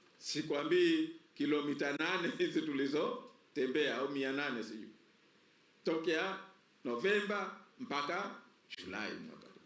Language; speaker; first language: Swahili; native; Swahili